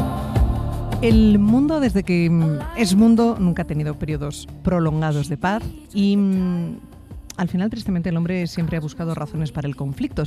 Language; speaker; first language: Spanish; native; Spanish